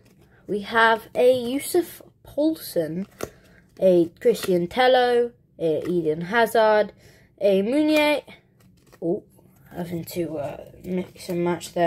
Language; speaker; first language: English; native; English